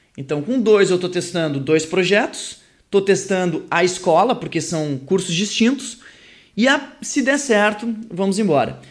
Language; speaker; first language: Portuguese; early bilingual, other home language; French